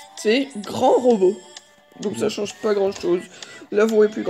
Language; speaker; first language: French; native; French